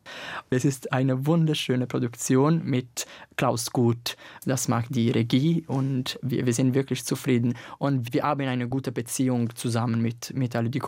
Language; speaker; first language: German; non-native, learner; Italian